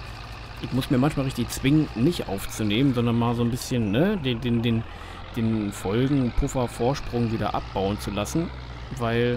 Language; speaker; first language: German; native; German